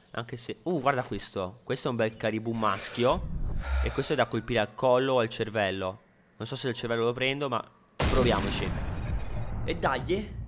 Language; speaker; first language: Italian; native; Italian